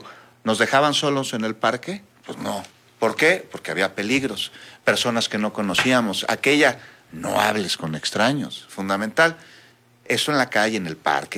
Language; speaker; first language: Spanish; native; Spanish